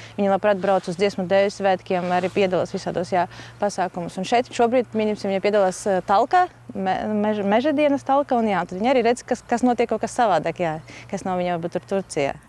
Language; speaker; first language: Latvian; native; Latvian